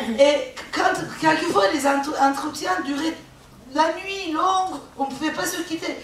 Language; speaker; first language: French; non-native, fluent; Turkish